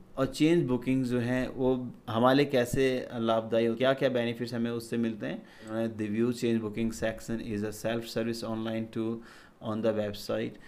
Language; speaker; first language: Hindi; native; Hindi